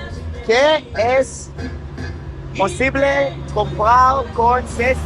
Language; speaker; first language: Spanish; non-native, learner; English